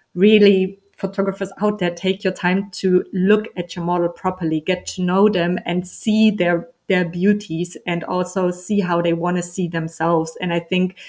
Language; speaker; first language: English; non-native, fluent; German